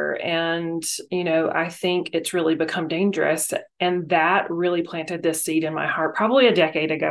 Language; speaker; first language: English; native; English